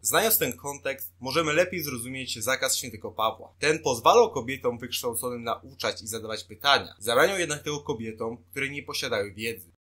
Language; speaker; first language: Polish; native; Polish